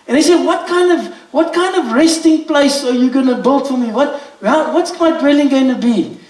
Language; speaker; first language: English; non-native, local second language; Afrikaans